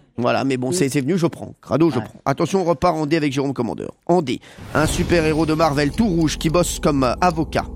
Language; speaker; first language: French; native; French